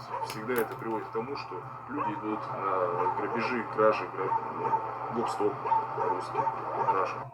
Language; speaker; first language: Russian; native; Russian